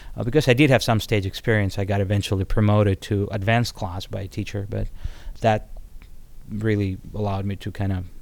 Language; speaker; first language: English; non-native, fluent; Ukrainian